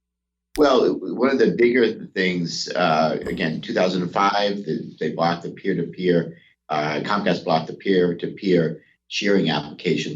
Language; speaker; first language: English; native; English